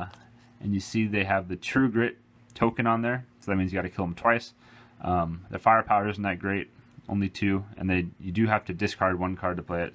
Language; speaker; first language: English; native; English